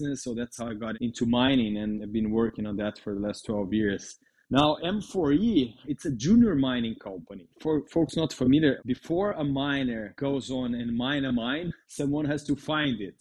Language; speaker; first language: English; non-native, fluent; Portuguese